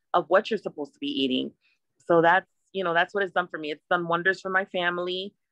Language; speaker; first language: English; early bilingual, other home language; Spanish